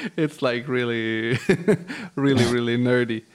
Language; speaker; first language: English; non-native, fluent; Bulgarian